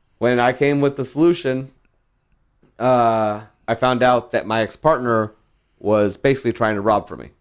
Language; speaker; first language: English; early bilingual, other home language; Spanish